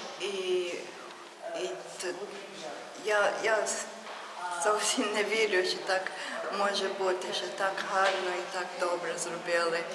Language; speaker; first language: Ukrainian; early bilingual, heritage; English